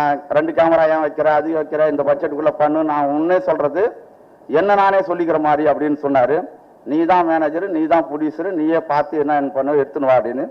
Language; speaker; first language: Tamil; native; Tamil